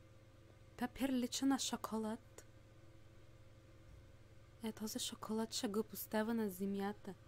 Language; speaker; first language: Bulgarian; native; Bulgarian